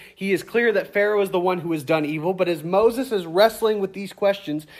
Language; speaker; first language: English; native; English